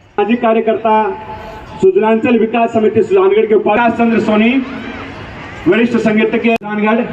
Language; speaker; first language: Hindi; native; Hindi